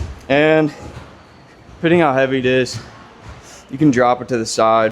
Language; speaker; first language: English; native; English